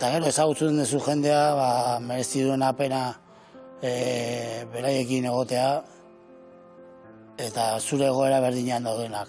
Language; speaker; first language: Basque; native; Basque